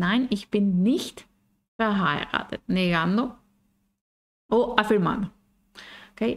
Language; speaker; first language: German; non-native, fluent; Spanish